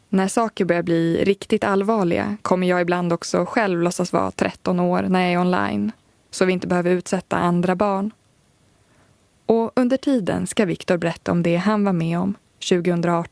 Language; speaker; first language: Swedish; native; Swedish